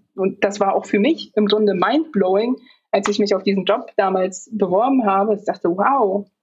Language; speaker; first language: German; early bilingual, other home language; Polish